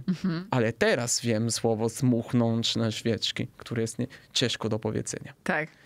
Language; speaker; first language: Polish; non-native, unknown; Italian